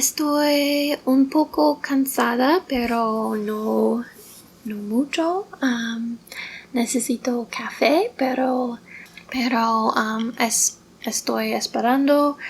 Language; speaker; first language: Spanish; non-native, learner; English